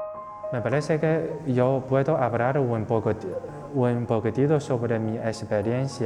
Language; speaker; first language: Spanish; non-native, fluent; Chinese